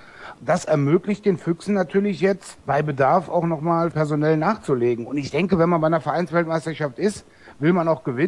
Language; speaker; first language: German; native; German